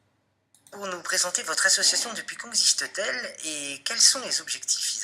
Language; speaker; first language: French; native; French